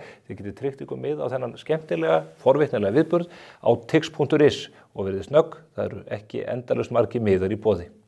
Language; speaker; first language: Icelandic; native; Icelandic